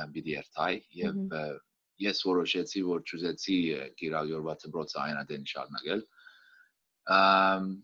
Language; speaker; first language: Armenian; early bilingual, heritage; Armenian